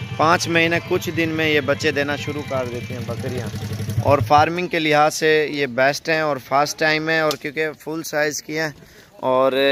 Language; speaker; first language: Urdu; non-native, local second language; Punjabi